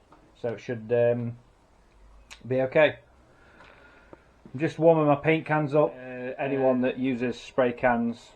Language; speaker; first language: English; native; English